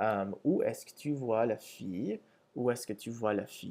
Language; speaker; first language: French; non-native, fluent; English